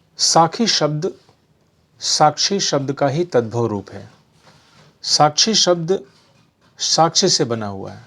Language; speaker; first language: Hindi; native; Hindi